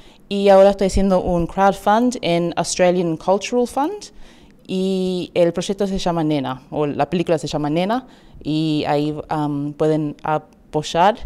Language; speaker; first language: Spanish; early bilingual, heritage; Spanish